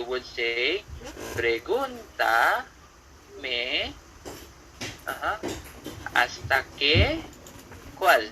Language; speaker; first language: Spanish; non-native, fluent; Filipino